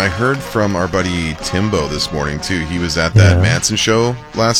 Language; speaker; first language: English; native; English